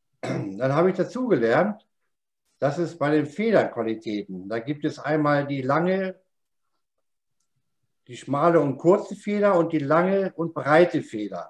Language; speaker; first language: German; native; German